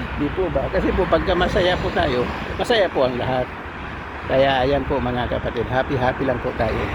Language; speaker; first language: Filipino; non-native, local second language; Cebuano